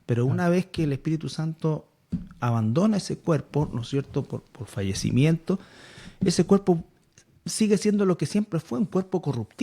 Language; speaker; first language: Spanish; native; Spanish